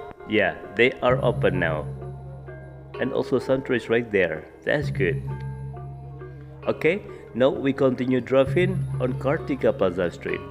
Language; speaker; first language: English; non-native, learner; Indonesian